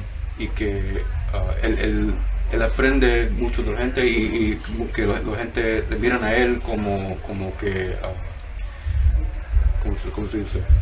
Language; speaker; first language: Spanish; early bilingual, heritage; Spanish